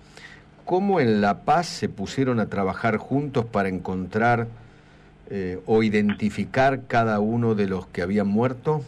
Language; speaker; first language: Spanish; native; Spanish